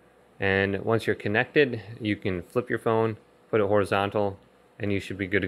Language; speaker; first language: English; native; English